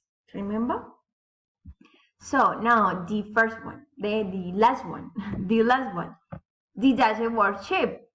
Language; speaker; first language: English; non-native, learner; Spanish